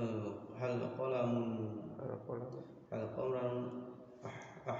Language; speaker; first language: Arabic; non-native, learner; Indonesian